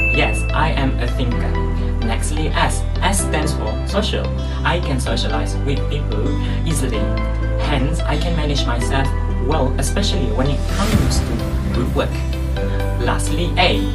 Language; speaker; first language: English; non-native, local second language; Malay